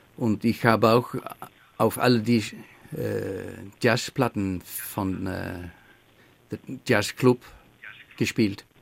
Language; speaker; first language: German; non-native, learner; Faroese